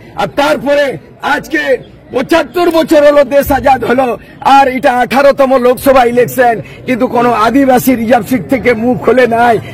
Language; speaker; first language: Bangla; non-native, local second language; Santali